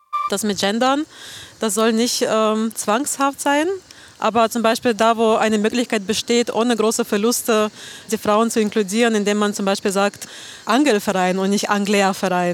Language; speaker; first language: German; non-native, fluent; Russian